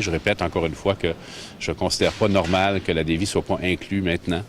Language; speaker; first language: French; native; French